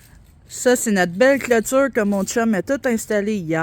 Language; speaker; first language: French; native; French